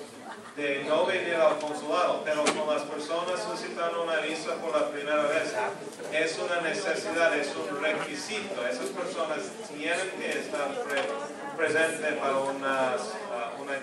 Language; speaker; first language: Spanish; non-native, fluent; English